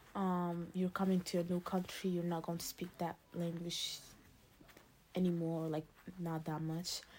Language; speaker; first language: English; early bilingual, other home language; Arabic